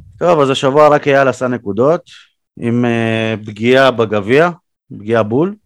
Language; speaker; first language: Hebrew; native; Hebrew